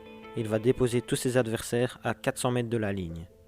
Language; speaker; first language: French; native; French